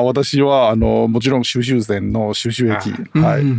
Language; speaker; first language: Japanese; non-native, learner; Chinese